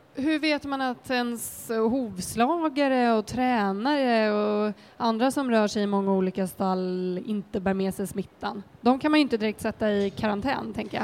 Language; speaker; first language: Swedish; native; Swedish